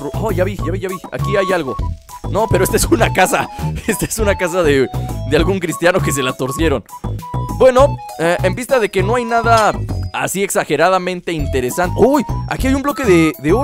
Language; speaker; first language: Spanish; native; Spanish